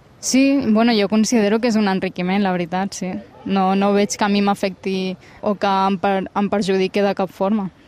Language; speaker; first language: Catalan; early bilingual, other home language; Punjabi